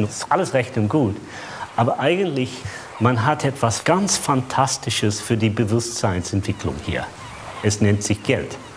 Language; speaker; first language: German; non-native, fluent; English